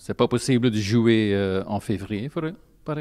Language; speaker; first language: French; non-native, local second language; Dutch